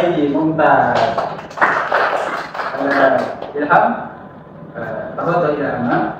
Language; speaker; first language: Arabic; non-native, learner; Malay